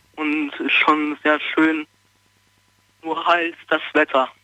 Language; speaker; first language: German; early bilingual, other home language; Turkish